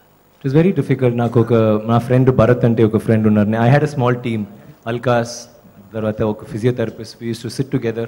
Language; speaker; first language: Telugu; non-native, fluent; Tamil